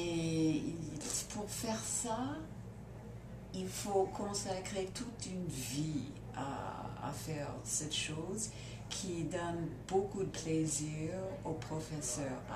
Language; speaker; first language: French; non-native, fluent; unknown